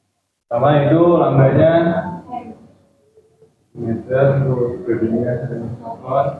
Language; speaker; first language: Indonesian; native; Indonesian